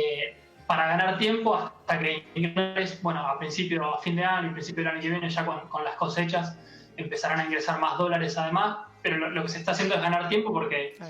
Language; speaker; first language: Spanish; native; Spanish